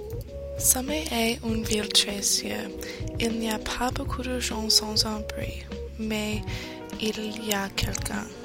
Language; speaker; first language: French; non-native, learner; English